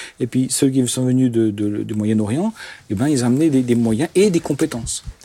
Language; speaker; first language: French; non-native, local second language; Swiss German